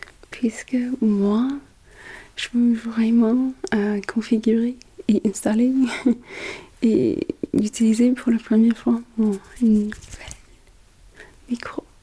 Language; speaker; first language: French; non-native, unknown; English